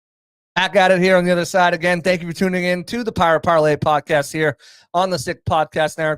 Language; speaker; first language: English; native; English